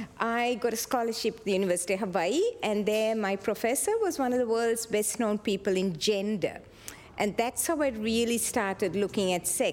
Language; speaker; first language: English; non-native, local second language; Tamil